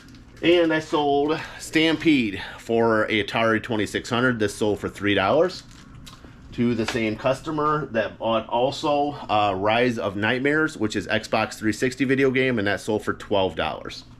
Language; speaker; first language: English; native; English